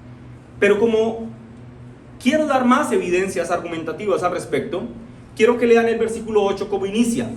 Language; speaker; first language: Spanish; native; Spanish